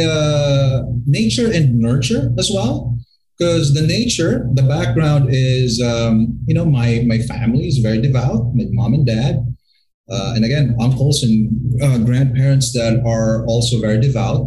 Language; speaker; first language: English; non-native, local second language; Hiligaynon